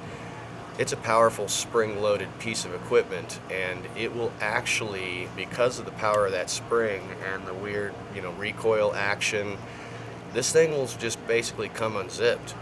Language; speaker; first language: English; native; English